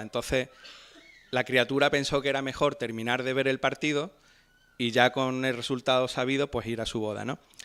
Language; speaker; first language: Spanish; native; Spanish